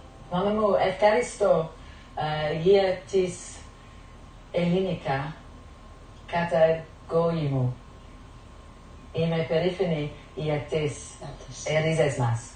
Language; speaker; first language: Greek; early bilingual, heritage; Greek